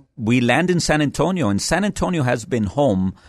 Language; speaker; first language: English; early bilingual, other home language; Spanish